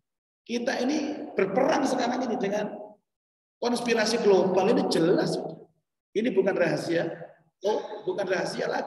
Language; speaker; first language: Indonesian; native; Indonesian